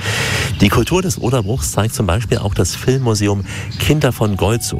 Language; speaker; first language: German; native; German